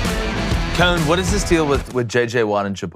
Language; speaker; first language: English; native; English